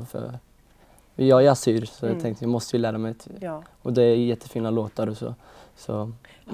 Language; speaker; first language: Swedish; early bilingual, other home language; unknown